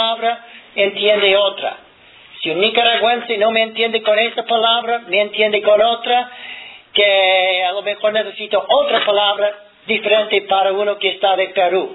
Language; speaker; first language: Spanish; non-native, fluent; English